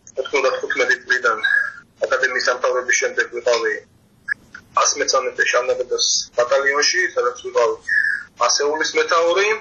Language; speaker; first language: Georgian; native; Georgian